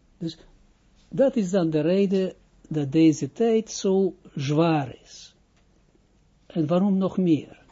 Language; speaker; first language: Dutch; non-native, fluent; Hebrew